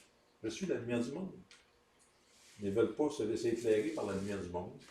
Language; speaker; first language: French; native; French